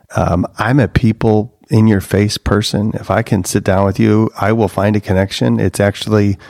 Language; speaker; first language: English; native; English